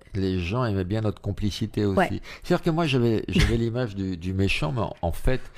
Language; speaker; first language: French; native; French